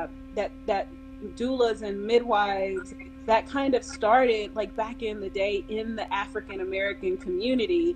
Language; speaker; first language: English; native; English